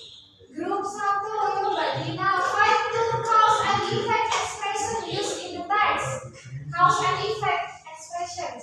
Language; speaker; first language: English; non-native, learner; Indonesian